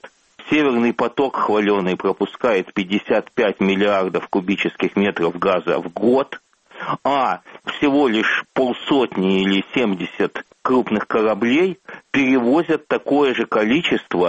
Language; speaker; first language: Russian; native; Russian